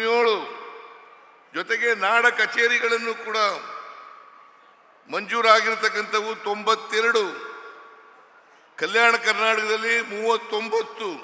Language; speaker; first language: Kannada; native; Kannada